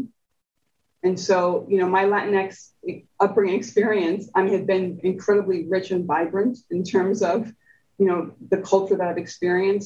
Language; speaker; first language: English; early bilingual, other home language; Spanish